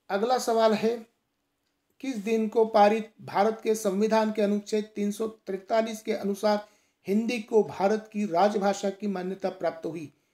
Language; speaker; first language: Hindi; non-native, local second language; Marathi